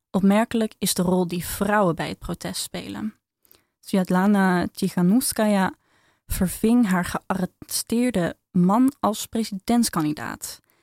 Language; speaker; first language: Dutch; native; Dutch